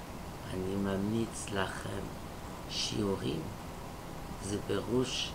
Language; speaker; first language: Hebrew; non-native, fluent; French